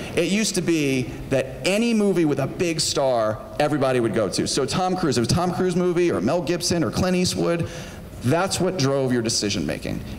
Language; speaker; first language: English; native; English